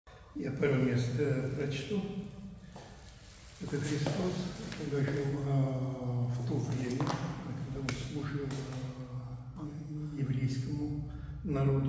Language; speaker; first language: Russian; native; Russian